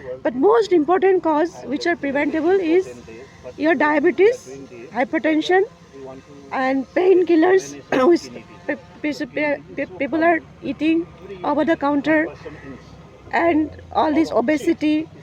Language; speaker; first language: English; non-native, local second language; Telugu